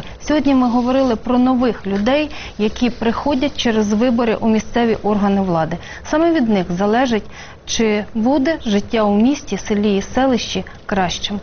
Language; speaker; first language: Ukrainian; native; Ukrainian